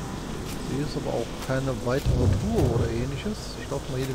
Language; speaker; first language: German; native; German